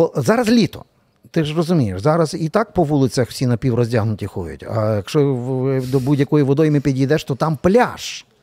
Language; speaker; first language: Ukrainian; native; Ukrainian